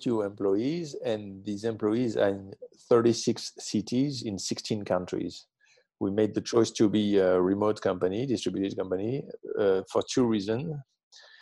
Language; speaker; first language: English; non-native, fluent; French